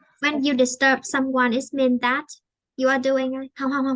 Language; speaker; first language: English; non-native, fluent; Vietnamese